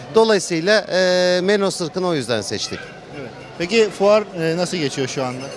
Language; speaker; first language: Turkish; native; Turkish